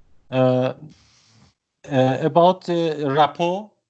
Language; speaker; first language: English; non-native, learner; Persian